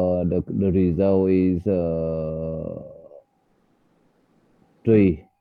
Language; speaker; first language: English; non-native, learner; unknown